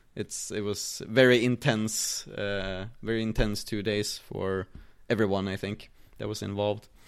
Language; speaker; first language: English; non-native, fluent; Swedish